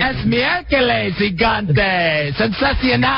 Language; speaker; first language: Spanish; non-native, learner; English